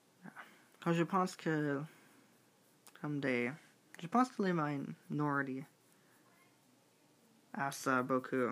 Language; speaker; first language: French; non-native, learner; English